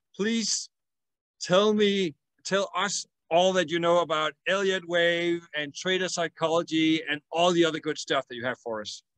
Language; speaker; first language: English; non-native, fluent; Danish